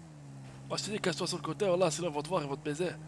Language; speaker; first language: French; native; French